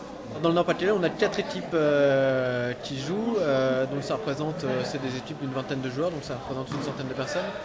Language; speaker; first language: French; native; French